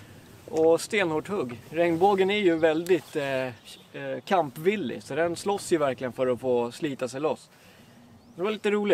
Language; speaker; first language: Swedish; native; Swedish